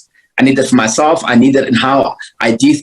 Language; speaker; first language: English; non-native, local second language; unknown